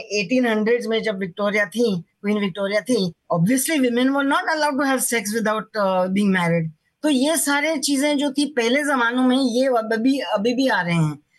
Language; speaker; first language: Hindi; non-native, local second language; Marathi